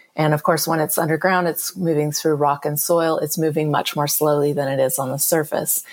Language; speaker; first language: English; native; English